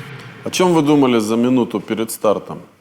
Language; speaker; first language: Russian; native; Russian